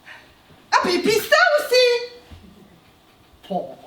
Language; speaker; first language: French; native; French